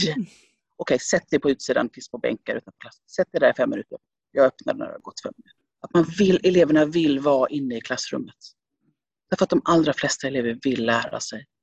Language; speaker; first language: Swedish; early bilingual, other home language; Finnish